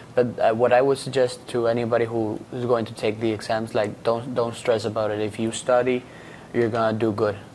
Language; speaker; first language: English; non-native, fluent; Spanish